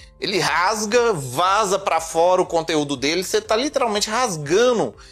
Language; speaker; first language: Portuguese; native; Portuguese